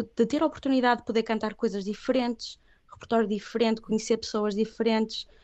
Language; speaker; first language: Portuguese; early bilingual, other home language; Catalan